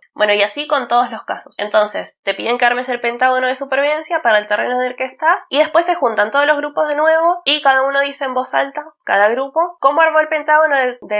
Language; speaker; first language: Spanish; native; Spanish